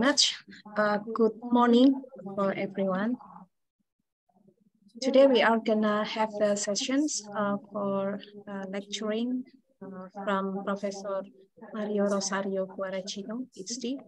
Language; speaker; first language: English; non-native, fluent; Indonesian